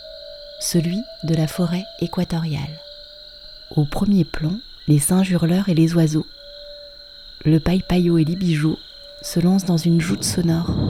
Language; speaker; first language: French; native; French